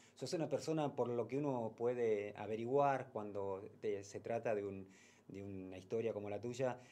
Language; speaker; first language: Spanish; native; Spanish